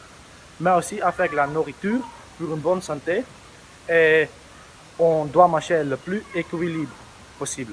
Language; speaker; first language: French; non-native, learner; Dutch